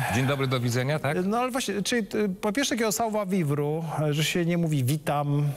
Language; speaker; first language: Polish; native; Polish